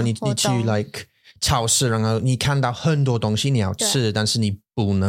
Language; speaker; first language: Chinese; non-native, learner; English